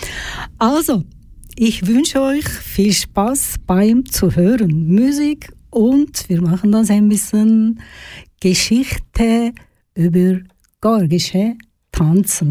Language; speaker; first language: German; non-native, learner; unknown